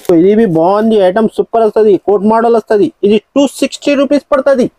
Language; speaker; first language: Telugu; non-native, local second language; Urdu